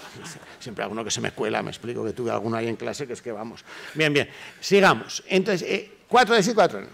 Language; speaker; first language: Spanish; native; Spanish